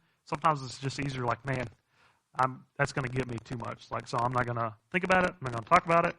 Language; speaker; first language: English; native; English